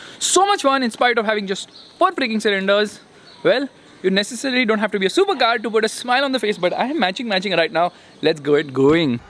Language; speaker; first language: English; non-native, local second language; Hindi